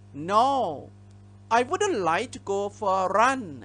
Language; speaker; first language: English; non-native, fluent; Thai